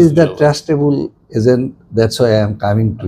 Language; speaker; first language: English; non-native, learner; Bangla